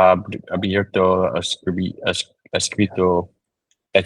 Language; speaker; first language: Spanish; non-native, learner; English